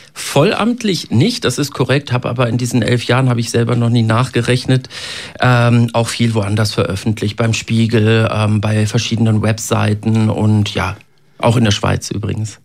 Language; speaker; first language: German; native; German